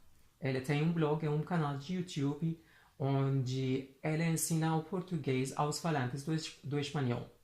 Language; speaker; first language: Portuguese; non-native, fluent; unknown